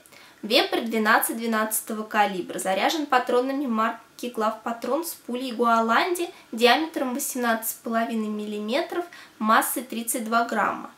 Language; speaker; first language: Russian; native; Russian